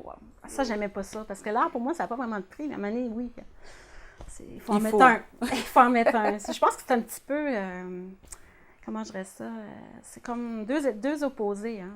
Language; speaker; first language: French; native; French